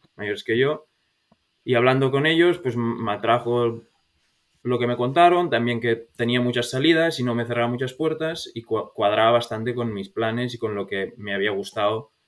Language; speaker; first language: Spanish; native; Spanish